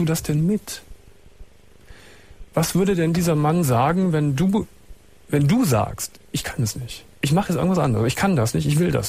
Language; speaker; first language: German; native; German